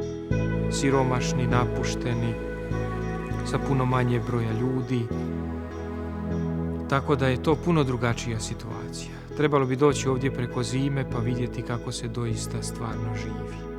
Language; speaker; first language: Croatian; native; Croatian